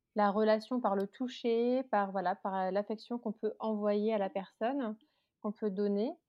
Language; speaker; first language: French; native; French